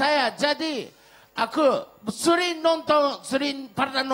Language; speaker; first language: Indonesian; non-native, learner; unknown